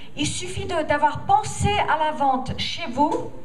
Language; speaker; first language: French; non-native, fluent; English